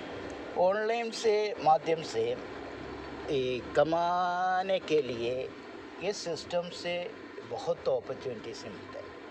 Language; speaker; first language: Hindi; non-native, local second language; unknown